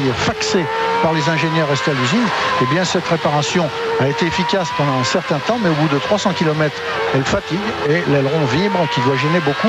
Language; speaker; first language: French; native; French